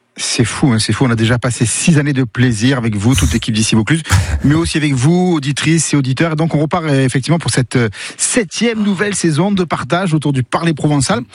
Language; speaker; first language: French; native; French